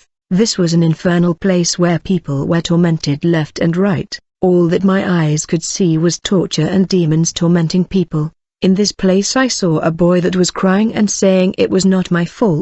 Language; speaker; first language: English; non-native, fluent; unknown